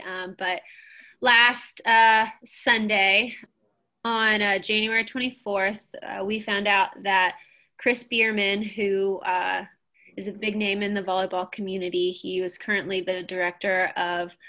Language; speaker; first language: English; native; English